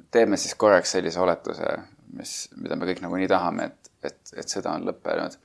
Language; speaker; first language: Estonian; native; Estonian